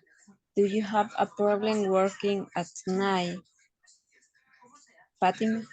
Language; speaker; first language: English; non-native, learner; Spanish